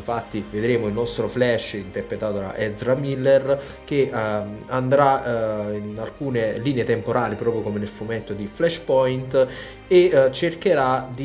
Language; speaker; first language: Italian; native; Italian